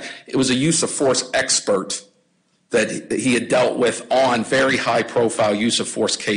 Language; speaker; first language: English; native; English